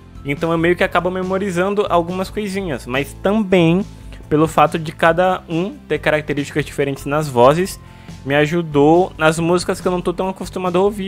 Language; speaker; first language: Portuguese; native; Portuguese